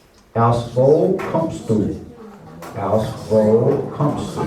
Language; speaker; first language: German; non-native, learner; English